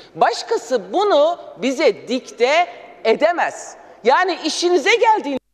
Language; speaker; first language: Turkish; non-native, local second language; Kurdish